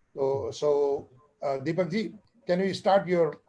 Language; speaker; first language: English; non-native, local second language; Nepali